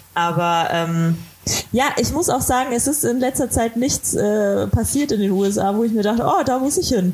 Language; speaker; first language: German; native; German